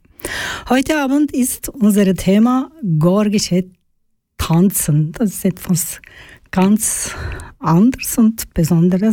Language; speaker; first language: German; non-native, learner; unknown